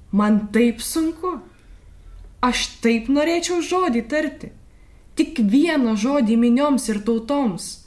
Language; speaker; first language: Lithuanian; native; Lithuanian